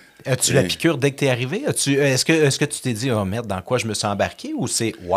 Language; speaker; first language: French; native; French